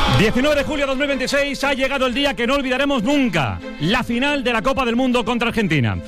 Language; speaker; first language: Spanish; native; Spanish